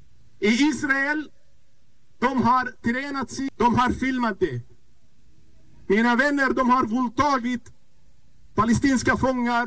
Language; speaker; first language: Swedish; non-native, fluent; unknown